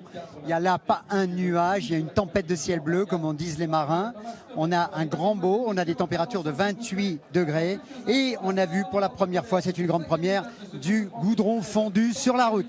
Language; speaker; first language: French; native; French